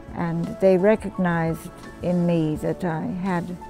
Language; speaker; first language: English; native; English